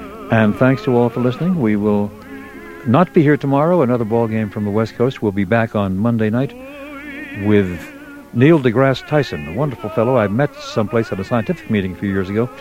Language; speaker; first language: English; native; English